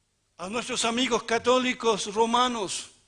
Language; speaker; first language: Spanish; native; Spanish